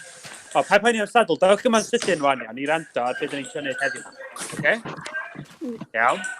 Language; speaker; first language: Welsh; native; Welsh